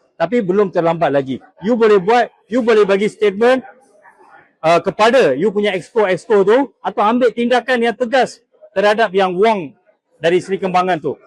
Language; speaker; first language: Malay; non-native, local second language; Tamil